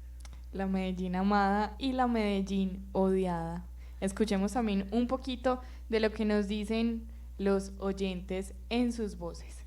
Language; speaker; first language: Spanish; native; Spanish